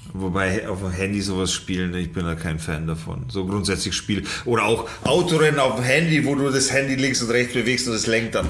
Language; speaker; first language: German; early bilingual, other home language; Polish